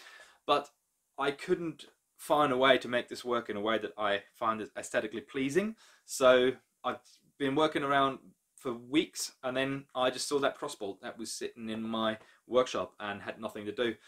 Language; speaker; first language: English; non-native, fluent; German